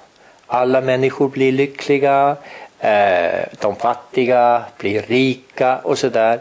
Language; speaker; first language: Swedish; non-native, fluent; Estonian